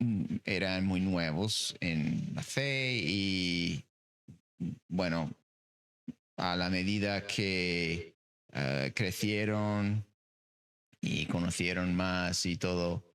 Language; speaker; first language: Spanish; non-native, fluent; English